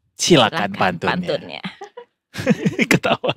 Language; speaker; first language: Indonesian; native; Indonesian